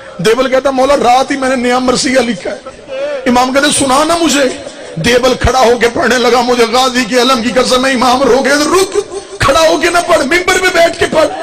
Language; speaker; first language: Urdu; non-native, local second language; Punjabi